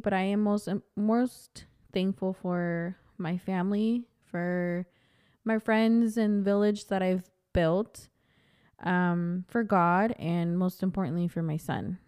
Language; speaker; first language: English; early bilingual, other home language; Spanish